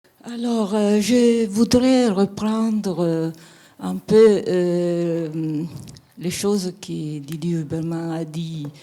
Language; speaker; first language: French; non-native, fluent; Italian